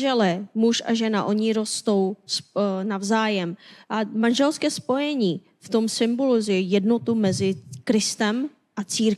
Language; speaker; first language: Czech; non-native, fluent; Korean